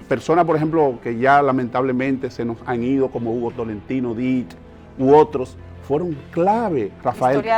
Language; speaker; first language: Spanish; native; Spanish